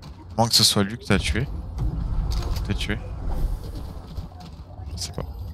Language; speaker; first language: French; native; French